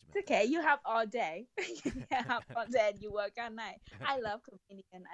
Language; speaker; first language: English; non-native, fluent; Vietnamese